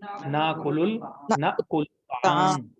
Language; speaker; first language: Arabic; non-native, fluent; Urdu